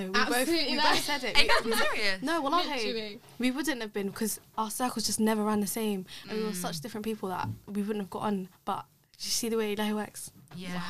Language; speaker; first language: English; early bilingual, other home language; Somali